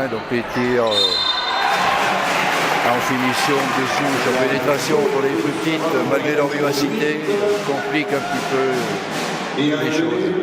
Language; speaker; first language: French; native; French